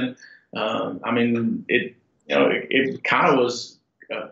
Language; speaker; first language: English; native; English